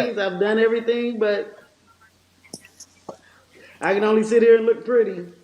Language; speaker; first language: English; native; English